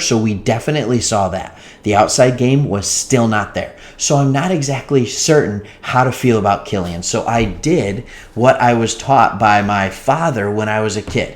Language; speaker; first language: English; native; English